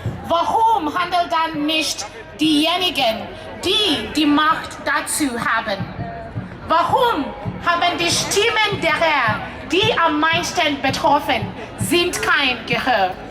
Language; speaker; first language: German; non-native, learner; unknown